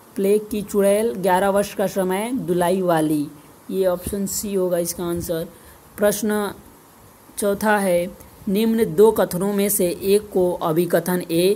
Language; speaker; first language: Hindi; native; Hindi